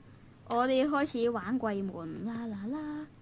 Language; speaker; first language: Chinese; native; Chinese